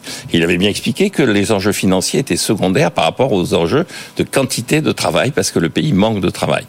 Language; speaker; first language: French; native; French